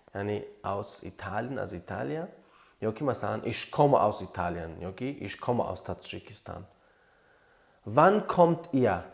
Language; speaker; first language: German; non-native, fluent; Tajik